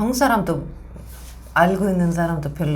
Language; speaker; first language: Korean; non-native, fluent; Russian